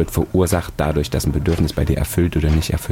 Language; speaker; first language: German; native; German